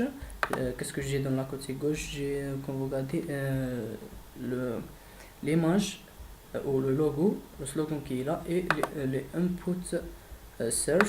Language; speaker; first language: French; non-native, fluent; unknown